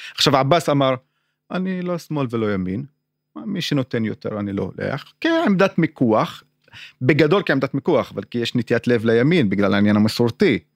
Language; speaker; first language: Hebrew; non-native, local second language; Arabic